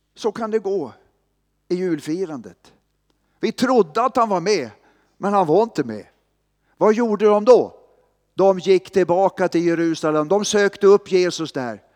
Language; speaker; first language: Swedish; native; Swedish